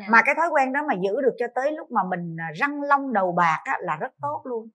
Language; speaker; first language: Vietnamese; native; Vietnamese